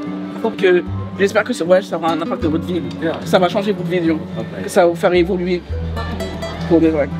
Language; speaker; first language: French; native; French